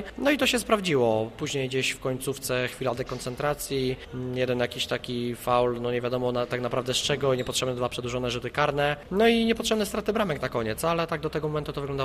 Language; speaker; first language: Polish; native; Polish